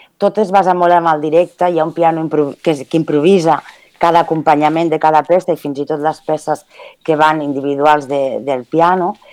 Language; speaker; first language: Catalan; early bilingual, other home language; Spanish